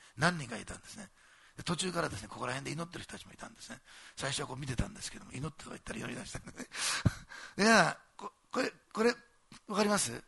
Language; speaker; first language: Japanese; native; Japanese